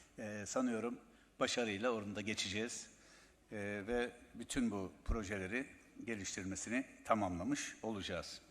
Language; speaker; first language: Turkish; native; Turkish